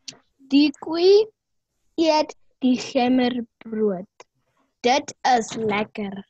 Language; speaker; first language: Afrikaans; non-native, local second language; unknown